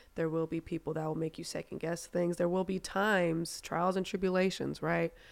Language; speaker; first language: English; non-native, fluent; German